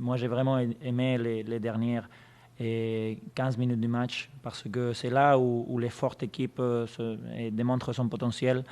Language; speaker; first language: French; non-native, fluent; Spanish